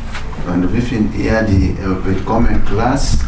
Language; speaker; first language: German; non-native, fluent; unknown